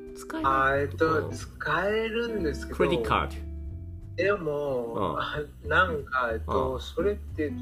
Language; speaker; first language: Japanese; non-native, fluent; Bangla